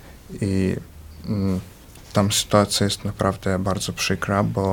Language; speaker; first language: Polish; early bilingual, other home language; Ukrainian